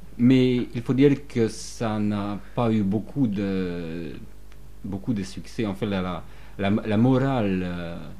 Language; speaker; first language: French; non-native, fluent; Polish